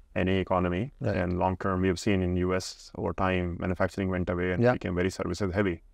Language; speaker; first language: English; non-native, local second language; Hindi